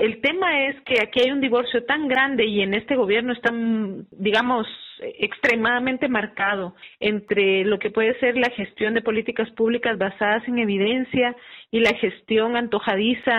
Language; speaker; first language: Spanish; native; Spanish